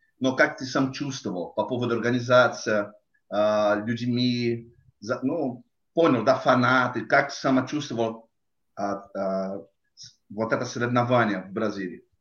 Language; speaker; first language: Russian; non-native, learner; Portuguese